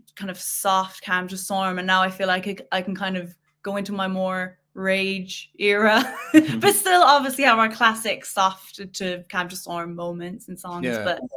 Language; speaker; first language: English; native; English